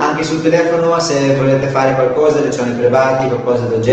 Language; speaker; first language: Italian; non-native, learner; English